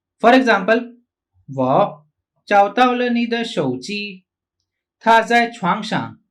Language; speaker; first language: Chinese; non-native, fluent; Hindi